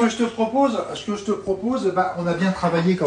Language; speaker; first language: French; native; French